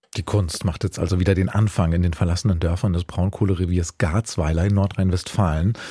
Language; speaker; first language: German; native; German